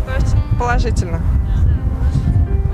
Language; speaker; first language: Russian; native; Russian